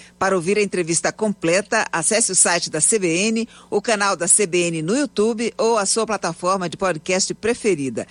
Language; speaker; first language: Portuguese; native; Portuguese